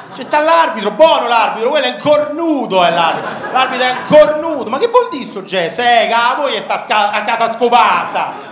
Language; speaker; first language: Italian; native; Italian